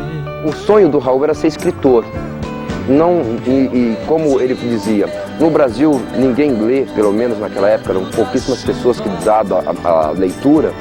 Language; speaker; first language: Portuguese; native; Portuguese